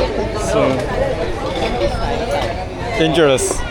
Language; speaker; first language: English; non-native, learner; Chinese